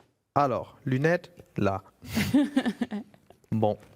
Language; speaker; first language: French; non-native, fluent; German